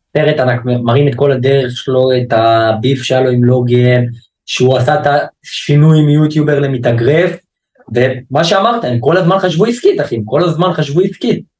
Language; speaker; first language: Hebrew; native; Hebrew